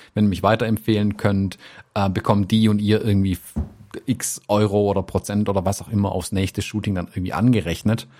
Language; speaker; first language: German; native; German